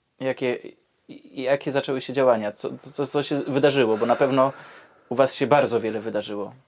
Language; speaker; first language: Polish; native; Polish